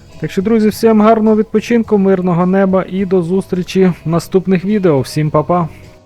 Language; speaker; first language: Ukrainian; native; Ukrainian